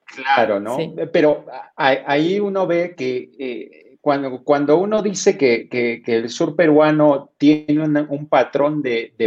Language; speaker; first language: Spanish; native; Spanish